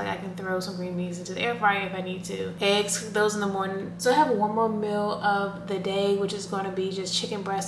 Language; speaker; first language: English; native; English